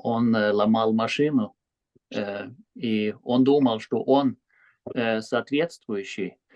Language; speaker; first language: Russian; non-native, fluent; Swedish